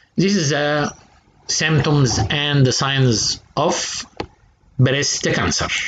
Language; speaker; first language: English; non-native, fluent; Arabic